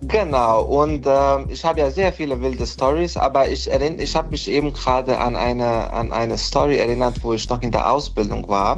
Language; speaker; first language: German; non-native, fluent; Bosnian